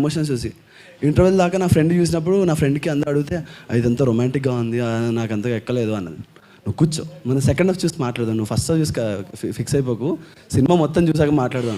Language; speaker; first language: Telugu; native; Telugu